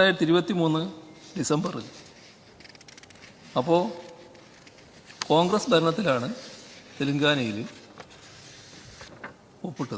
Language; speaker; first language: Malayalam; native; Malayalam